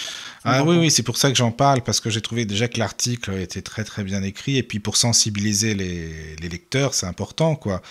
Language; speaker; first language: French; native; French